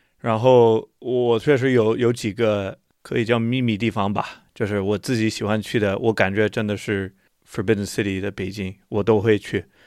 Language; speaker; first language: Chinese; non-native, fluent; English